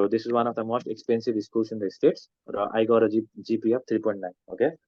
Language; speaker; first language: English; non-native, local second language; Nepali